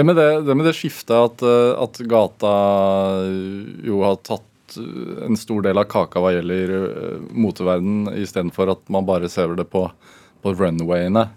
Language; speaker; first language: Norwegian; native; Norwegian